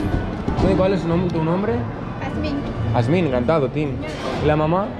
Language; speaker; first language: Spanish; non-native, learner; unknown